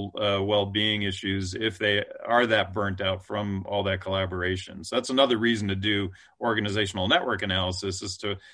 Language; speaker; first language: English; native; English